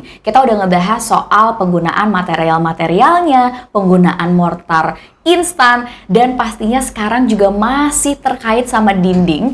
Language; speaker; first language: Indonesian; native; Indonesian